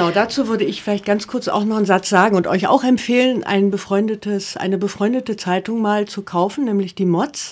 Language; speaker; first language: German; native; German